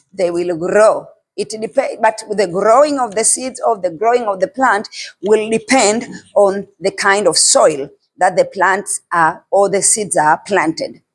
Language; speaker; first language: English; non-native, local second language; Swahili